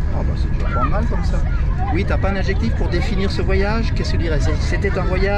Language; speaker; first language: French; native; French